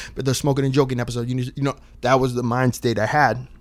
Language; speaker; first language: English; native; English